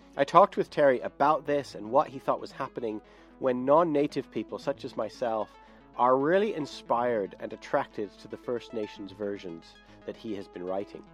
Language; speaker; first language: English; native; English